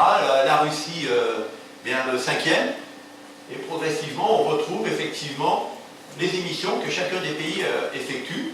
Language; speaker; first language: French; native; French